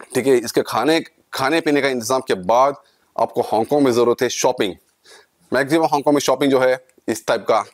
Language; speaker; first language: Hindi; non-native, local second language; Kannada